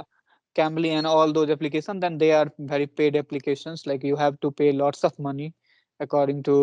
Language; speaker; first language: English; non-native, local second language; Punjabi